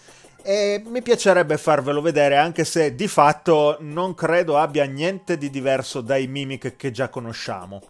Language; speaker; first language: Italian; native; Italian